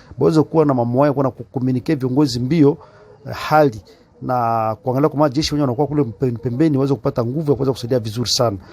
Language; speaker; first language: Swahili; native; Swahili